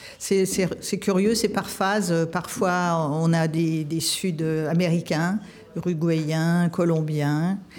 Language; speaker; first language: French; native; French